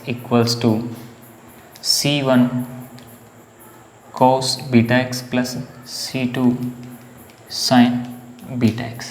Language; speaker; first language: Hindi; native; Hindi